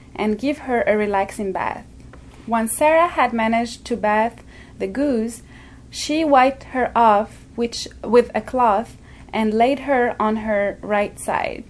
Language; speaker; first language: English; non-native, fluent; Arabic